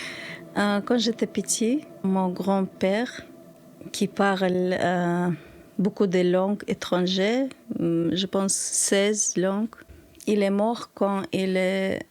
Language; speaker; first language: French; non-native, learner; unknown